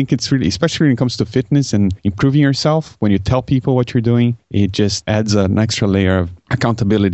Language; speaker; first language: English; non-native, fluent; Portuguese